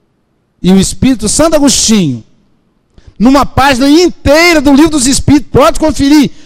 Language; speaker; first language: Portuguese; native; Portuguese